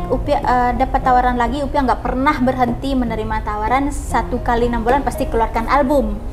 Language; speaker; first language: Indonesian; non-native, local second language; Minangkabau